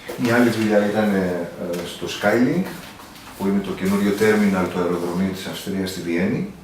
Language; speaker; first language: Greek; native; Greek